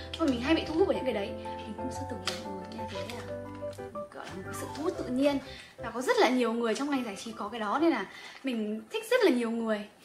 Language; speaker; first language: Vietnamese; native; Vietnamese